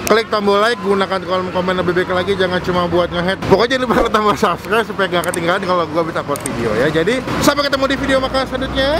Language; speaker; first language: Indonesian; native; Indonesian